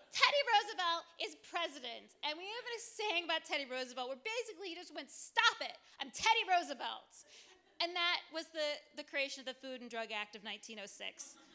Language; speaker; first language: English; native; English